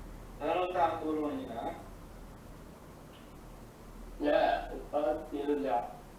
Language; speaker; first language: Arabic; non-native, learner; Indonesian